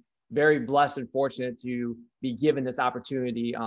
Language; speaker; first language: English; native; English